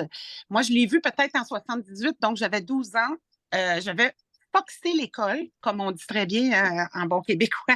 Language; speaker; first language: French; native; French